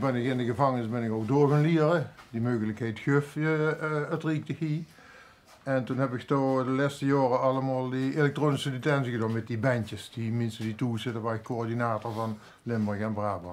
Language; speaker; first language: Dutch; native; Dutch